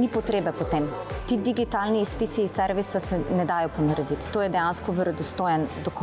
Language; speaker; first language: Slovenian; native; Slovenian